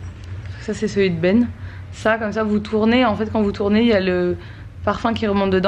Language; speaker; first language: French; native; French